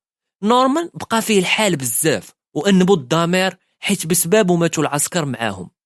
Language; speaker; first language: Arabic; native; Arabic